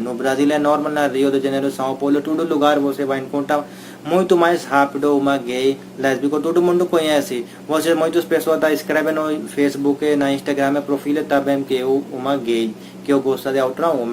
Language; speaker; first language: Portuguese; non-native, learner; Hindi